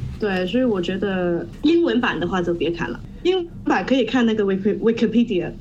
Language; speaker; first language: Chinese; non-native, local second language; Cantonese